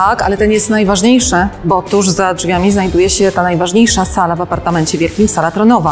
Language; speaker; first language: Polish; native; Polish